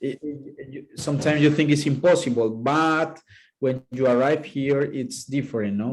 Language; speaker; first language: English; non-native, learner; Spanish